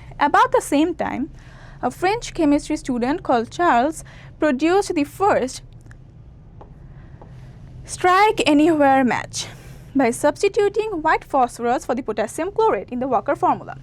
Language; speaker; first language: English; non-native, local second language; Bangla